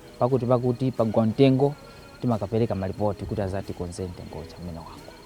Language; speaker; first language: Nyanja; non-native, local second language; Tumbuka